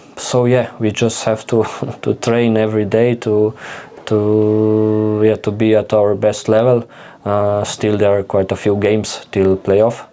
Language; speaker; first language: English; non-native, fluent; Slovenian